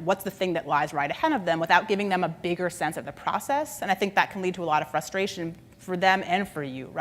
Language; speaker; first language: English; native; English